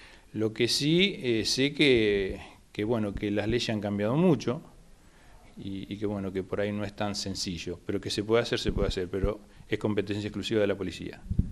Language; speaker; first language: Spanish; native; Spanish